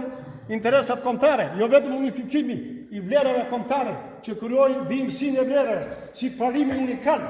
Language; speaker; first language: Albanian; native; Albanian